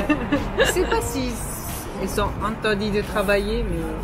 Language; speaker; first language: French; non-native, fluent; Japanese